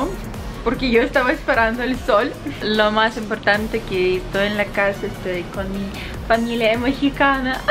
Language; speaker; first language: Spanish; non-native, fluent; Ukrainian